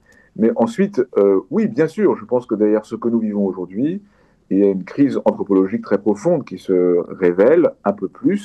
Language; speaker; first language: French; native; French